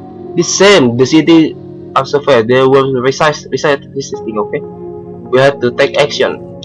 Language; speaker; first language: English; non-native, learner; Indonesian